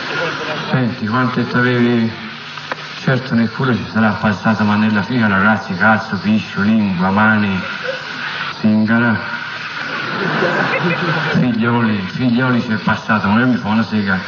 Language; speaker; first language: Italian; native; Italian